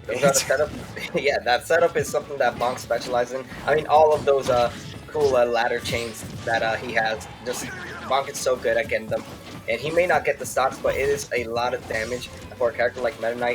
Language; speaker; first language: English; native; English